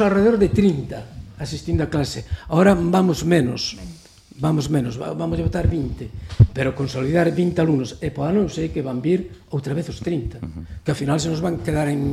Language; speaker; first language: Galician; native; Galician